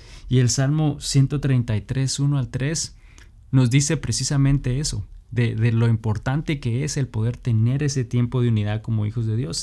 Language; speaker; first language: Spanish; native; Spanish